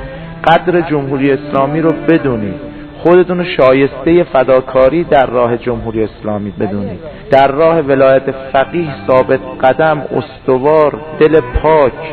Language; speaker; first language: Persian; native; Persian